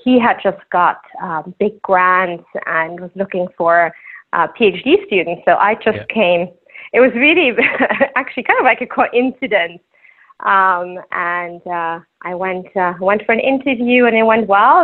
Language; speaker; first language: English; non-native, fluent; Luxembourgish